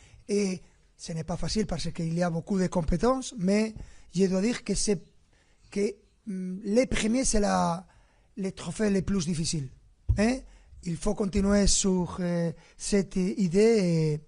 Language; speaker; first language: French; non-native, fluent; Spanish